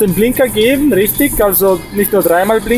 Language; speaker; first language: German; native; German